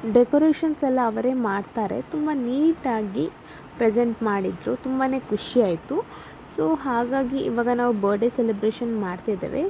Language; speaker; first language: Kannada; non-native, local second language; Tulu